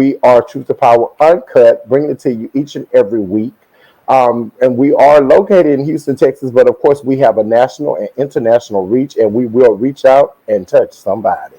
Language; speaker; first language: English; native; English